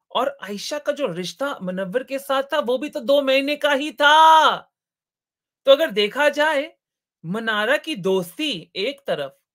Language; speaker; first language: Hindi; native; Hindi